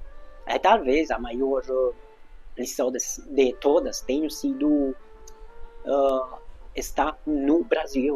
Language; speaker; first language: Portuguese; non-native, fluent; Hungarian